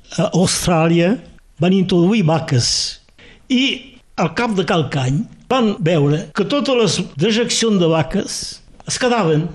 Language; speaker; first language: Catalan; native; Catalan